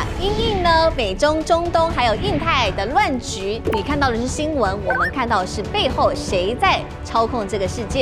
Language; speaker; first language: Chinese; native; Chinese